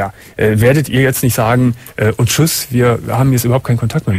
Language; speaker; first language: German; native; German